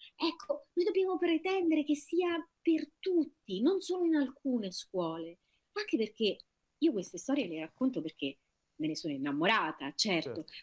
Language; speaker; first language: Italian; native; Italian